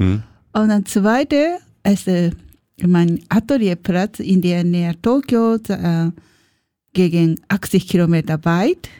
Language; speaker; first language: German; non-native, learner; Japanese